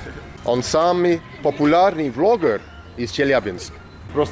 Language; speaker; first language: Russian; non-native, learner; English